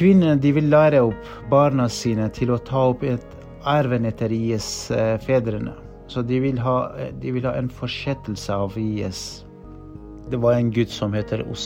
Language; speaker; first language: Norwegian; non-native, fluent; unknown